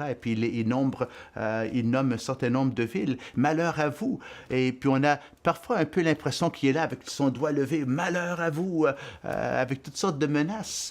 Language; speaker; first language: French; native; French